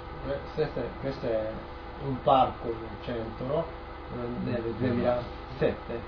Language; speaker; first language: Italian; non-native, learner; Japanese